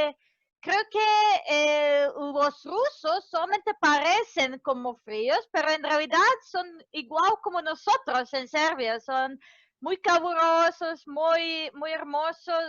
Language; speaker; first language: Spanish; non-native, fluent; Serbian